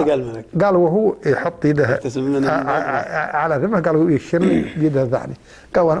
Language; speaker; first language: Arabic; native; Arabic